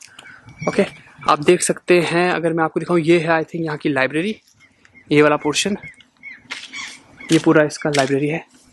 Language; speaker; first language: Hindi; native; Hindi